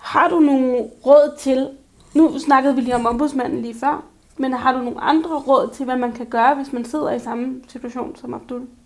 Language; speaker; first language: Danish; native; Danish